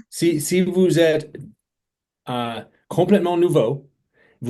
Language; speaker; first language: French; non-native, fluent; English